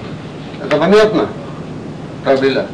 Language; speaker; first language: Russian; non-native, learner; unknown